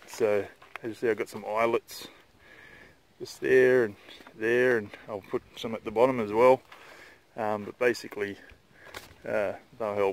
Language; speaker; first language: English; native; English